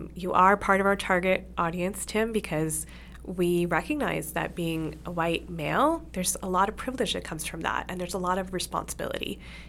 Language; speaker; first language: English; native; English